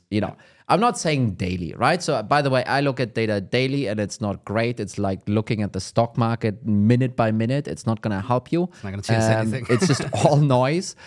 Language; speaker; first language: English; non-native, fluent; German